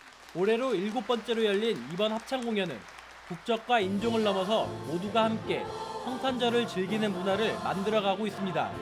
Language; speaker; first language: Korean; native; Korean